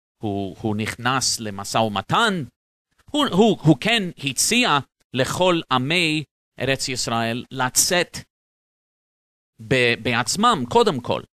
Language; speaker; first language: Hebrew; non-native, fluent; English